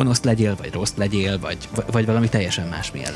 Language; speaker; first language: Hungarian; native; Hungarian